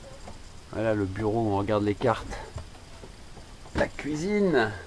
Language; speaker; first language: French; native; French